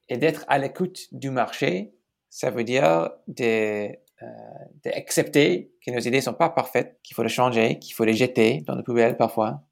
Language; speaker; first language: French; non-native, fluent; English